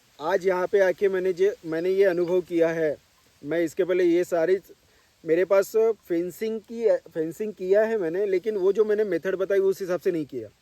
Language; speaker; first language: Hindi; non-native, local second language; Marathi